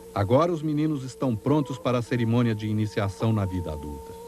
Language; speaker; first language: Portuguese; native; Portuguese